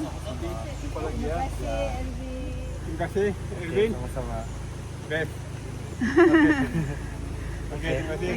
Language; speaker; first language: Malay; native; Malay